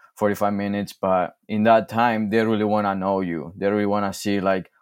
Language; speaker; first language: English; non-native, fluent; Spanish